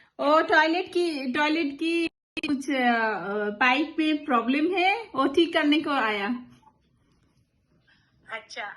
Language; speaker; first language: Hindi; non-native, learner; Bangla